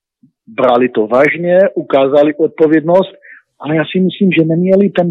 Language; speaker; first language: Czech; non-native, learner; Hebrew